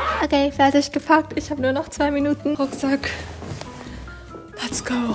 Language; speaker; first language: German; non-native, learner; English